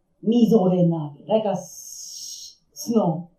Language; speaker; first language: English; non-native, learner; Japanese